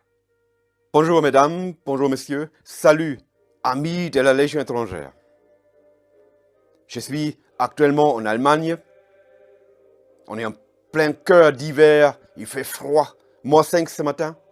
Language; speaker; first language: French; non-native, fluent; German